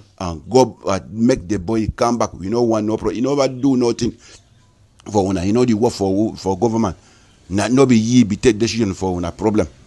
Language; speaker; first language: Nigerian Pidgin; native; Nigerian Pidgin